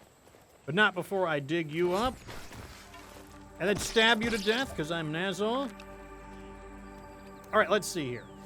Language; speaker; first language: English; native; English